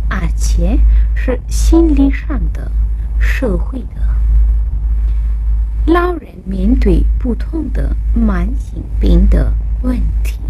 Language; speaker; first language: Chinese; non-native, fluent; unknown